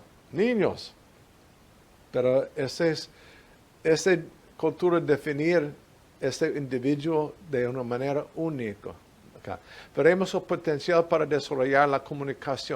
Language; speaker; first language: Spanish; non-native, fluent; English